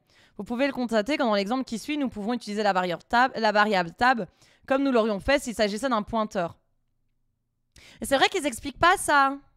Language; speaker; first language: French; native; French